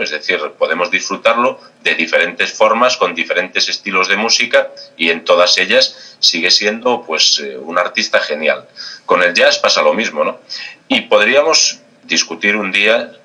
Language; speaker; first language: Spanish; native; Spanish